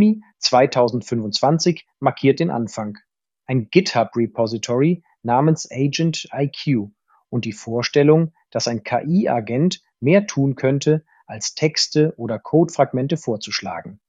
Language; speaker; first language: German; native; German